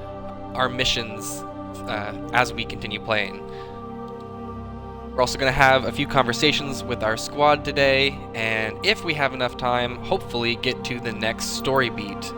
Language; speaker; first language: English; native; English